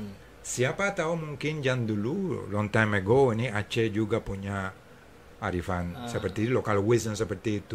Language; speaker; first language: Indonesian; non-native, fluent; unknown